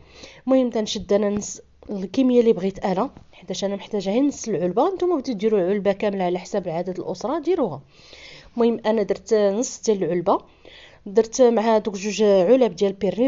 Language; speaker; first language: Arabic; native; Arabic